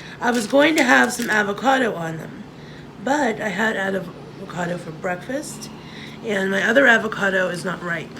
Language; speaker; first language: English; native; English